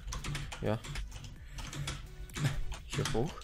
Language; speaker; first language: German; native; German